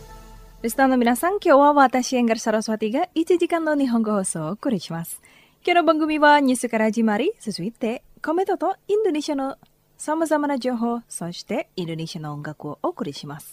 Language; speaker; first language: Japanese; non-native, local second language; Indonesian